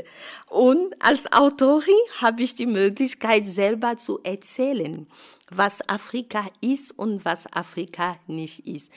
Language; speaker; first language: German; non-native, fluent; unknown